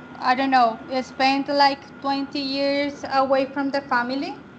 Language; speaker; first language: English; non-native, learner; Spanish